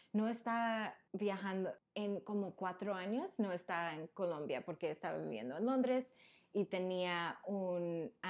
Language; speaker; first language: Spanish; early bilingual, heritage; Spanish